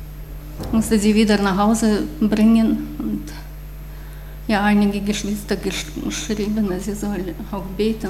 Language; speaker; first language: German; non-native, learner; Russian